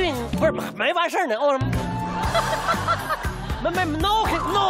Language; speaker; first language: Chinese; native; Chinese